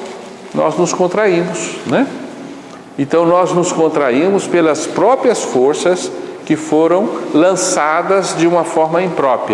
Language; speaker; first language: Portuguese; native; Portuguese